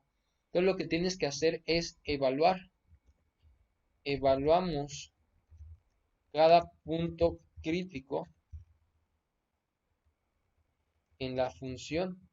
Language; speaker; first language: Spanish; native; Spanish